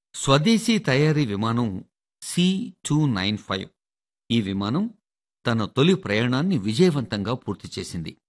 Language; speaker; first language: Telugu; native; Telugu